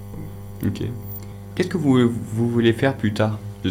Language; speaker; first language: French; native; French